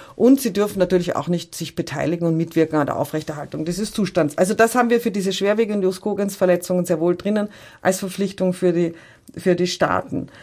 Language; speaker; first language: German; native; German